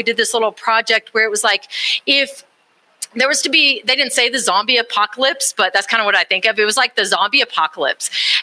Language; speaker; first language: English; native; English